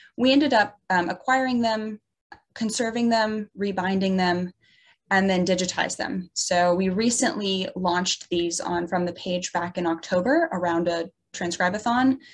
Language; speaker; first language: English; native; English